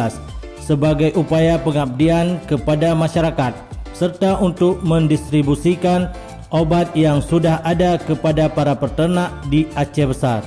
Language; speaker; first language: Indonesian; native; Indonesian